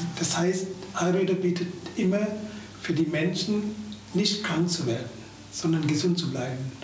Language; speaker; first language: German; non-native, fluent; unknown